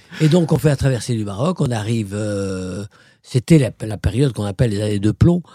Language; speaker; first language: French; non-native, local second language; Arabic